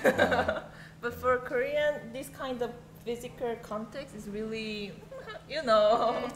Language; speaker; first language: English; non-native, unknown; Korean